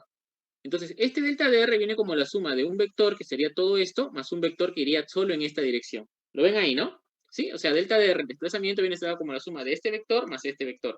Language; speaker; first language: Spanish; native; Spanish